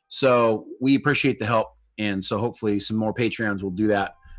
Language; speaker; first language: English; native; English